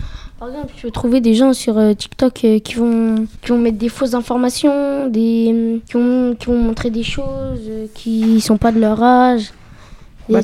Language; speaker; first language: French; native; French